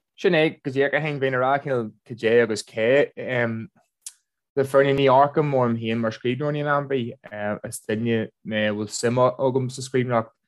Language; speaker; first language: Irish; non-native, local second language; English